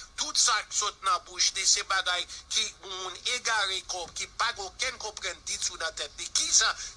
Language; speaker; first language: Haitian Creole; non-native, fluent; English